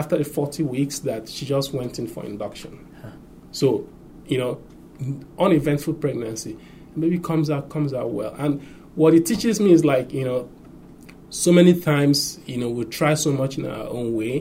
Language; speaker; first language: English; non-native, local second language; Igbo